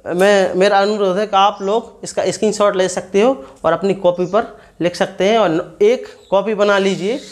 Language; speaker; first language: Hindi; native; Hindi